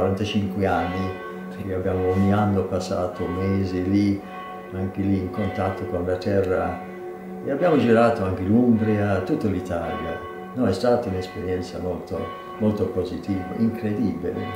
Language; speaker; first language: Italian; non-native, fluent; English